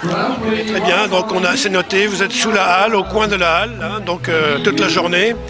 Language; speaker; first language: French; native; French